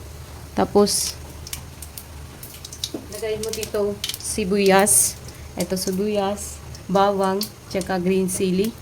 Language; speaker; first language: Filipino; non-native, learner; Punjabi